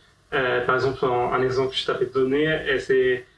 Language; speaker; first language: French; non-native, fluent; Arabic